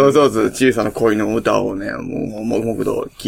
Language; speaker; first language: Japanese; native; Japanese